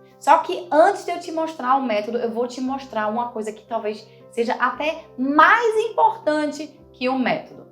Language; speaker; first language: Portuguese; non-native, fluent; German